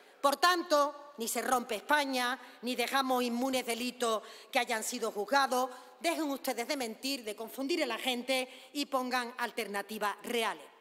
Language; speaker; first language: Spanish; native; Spanish